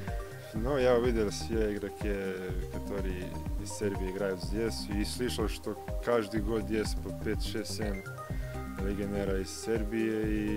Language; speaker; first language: Russian; non-native, learner; Serbian